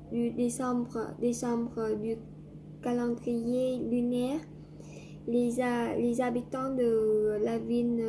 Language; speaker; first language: French; non-native, learner; Vietnamese